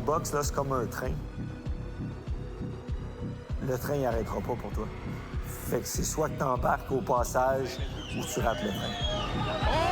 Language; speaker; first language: French; native; French